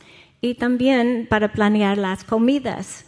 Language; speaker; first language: Spanish; non-native, fluent; English